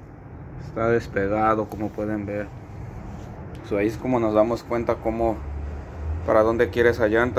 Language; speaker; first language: Spanish; native; Spanish